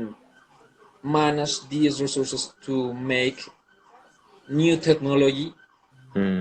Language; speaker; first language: English; non-native, learner; Spanish